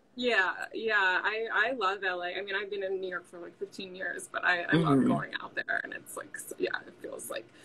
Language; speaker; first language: English; native; English